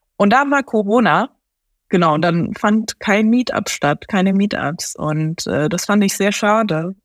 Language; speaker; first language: German; early bilingual, other home language; Japanese